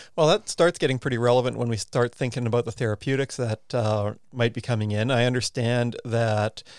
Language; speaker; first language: English; native; English